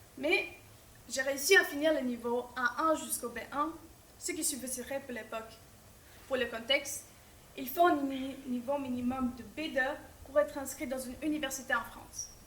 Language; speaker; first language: French; non-native, fluent; Albanian